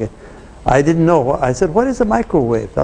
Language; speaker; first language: English; non-native, fluent; Chinese